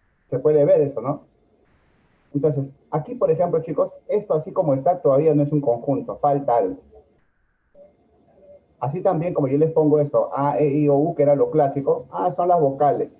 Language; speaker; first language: Spanish; native; Spanish